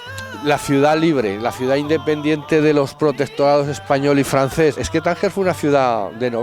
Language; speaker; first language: Spanish; native; Spanish